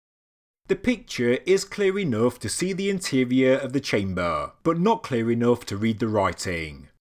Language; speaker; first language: English; native; English